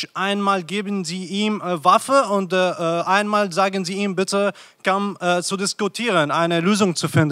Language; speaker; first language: German; non-native, fluent; Arabic